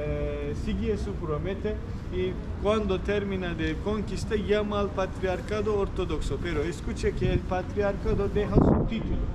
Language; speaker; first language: Spanish; non-native, fluent; Turkish